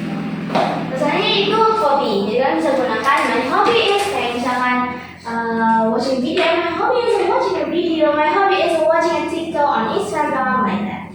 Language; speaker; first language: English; non-native, fluent; Indonesian